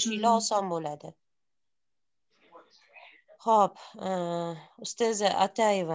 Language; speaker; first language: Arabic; non-native, fluent; Uzbek